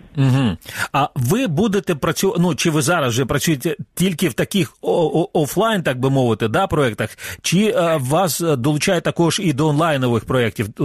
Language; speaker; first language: Ukrainian; native; Ukrainian